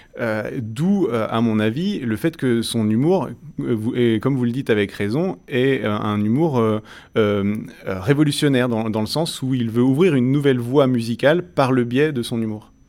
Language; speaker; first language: French; native; French